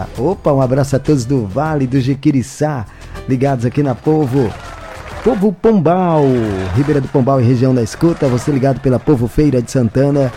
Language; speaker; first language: Portuguese; native; Portuguese